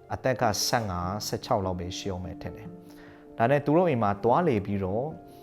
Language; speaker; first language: Burmese; non-native, local second language; Hakha Chin